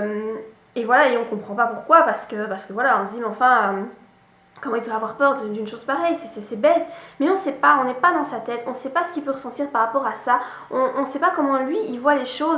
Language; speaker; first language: French; native; French